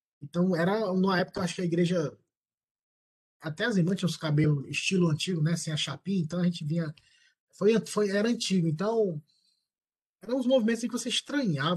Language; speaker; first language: Portuguese; native; Portuguese